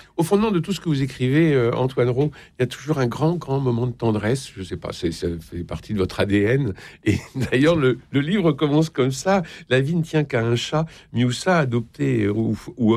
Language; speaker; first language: French; native; French